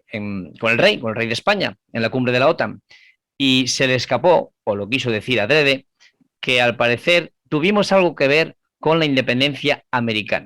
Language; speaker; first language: Spanish; native; Spanish